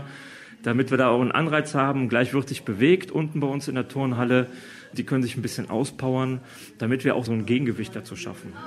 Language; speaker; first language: German; native; German